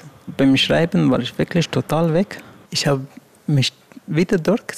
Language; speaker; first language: German; non-native, fluent; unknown